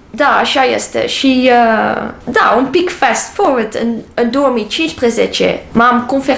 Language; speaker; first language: Romanian; non-native, learner; English